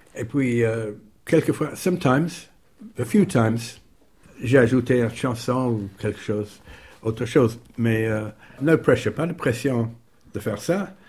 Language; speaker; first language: French; non-native, learner; English